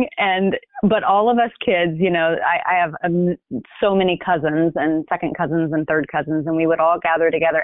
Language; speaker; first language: English; native; English